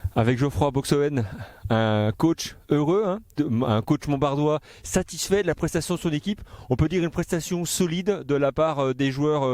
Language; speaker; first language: French; native; French